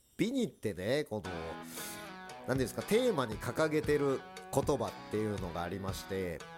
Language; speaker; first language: Japanese; early bilingual, other home language; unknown